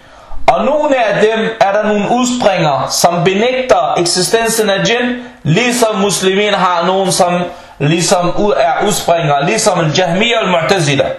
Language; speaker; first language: Danish; early bilingual, other home language; Arabic